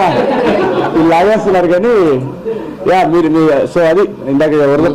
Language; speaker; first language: Telugu; native; Telugu